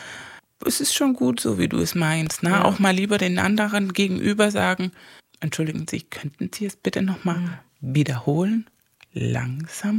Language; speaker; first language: German; non-native, fluent; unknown